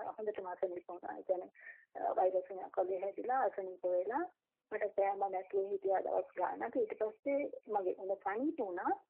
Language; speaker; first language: Sinhala; non-native, local second language; Tamil